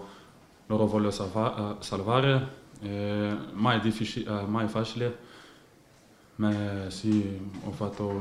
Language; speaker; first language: Italian; non-native, learner; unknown